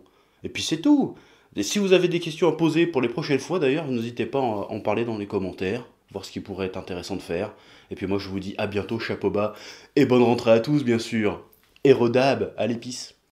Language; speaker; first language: French; native; French